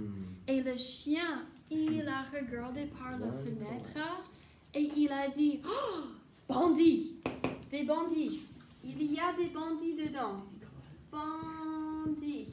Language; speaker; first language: French; non-native, fluent; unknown